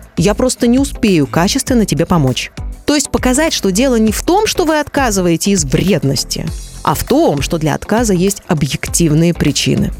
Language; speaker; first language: Russian; native; Russian